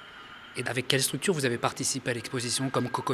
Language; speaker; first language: French; native; French